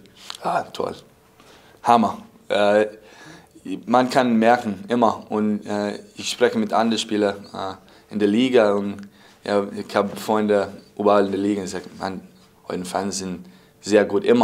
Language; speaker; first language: German; non-native, fluent; English